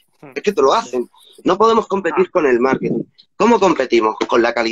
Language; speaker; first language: Spanish; native; Spanish